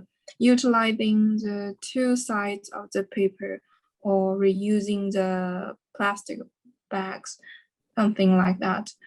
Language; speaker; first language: English; non-native, learner; Chinese